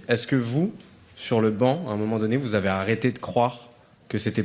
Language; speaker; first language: French; native; French